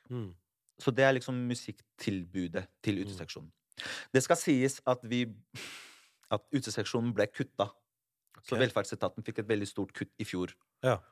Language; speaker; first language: Norwegian; early bilingual, other home language; Spanish